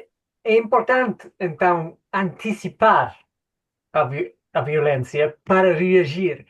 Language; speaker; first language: Portuguese; non-native, fluent; English